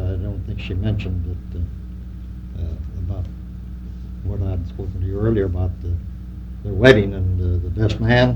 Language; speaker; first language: English; native; English